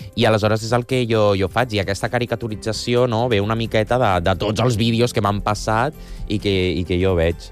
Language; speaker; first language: Catalan; non-native, local second language; Spanish